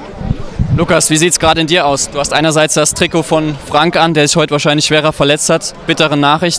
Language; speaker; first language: German; native; German